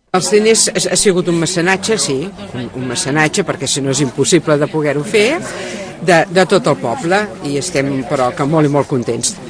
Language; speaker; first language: Catalan; native; Catalan